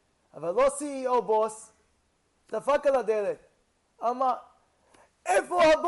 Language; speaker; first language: Hebrew; non-native, fluent; English